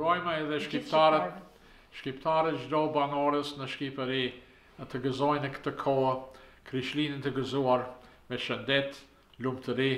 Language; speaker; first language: Albanian; early bilingual, heritage; Albanian